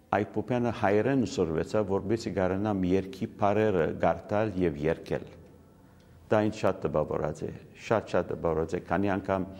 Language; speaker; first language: Armenian; early bilingual, heritage; Armenian